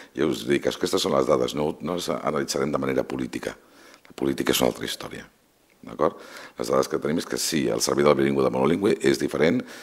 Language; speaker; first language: Catalan; non-native, local second language; Spanish